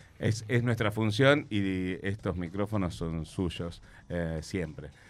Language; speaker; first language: Spanish; native; Spanish